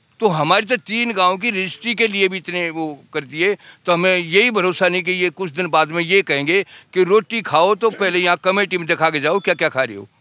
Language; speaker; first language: Hindi; native; Hindi